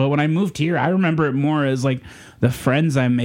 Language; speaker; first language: English; native; English